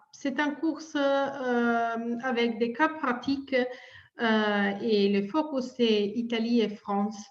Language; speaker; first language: French; non-native, fluent; Italian